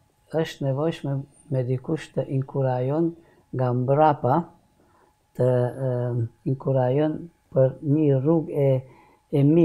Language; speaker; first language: Albanian; non-native, learner; Hungarian